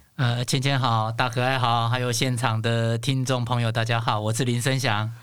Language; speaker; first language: Chinese; non-native, local second language; Hakka Chinese